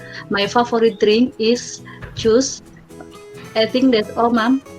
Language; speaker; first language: English; non-native, learner; Indonesian